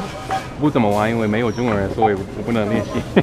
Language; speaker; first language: Chinese; non-native, fluent; English